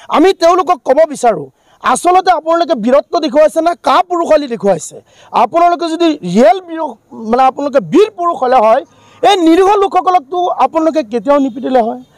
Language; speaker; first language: Assamese; non-native, local second language; Bangla